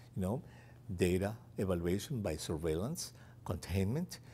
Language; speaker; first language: English; non-native, fluent; Spanish